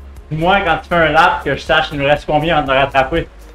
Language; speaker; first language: French; native; French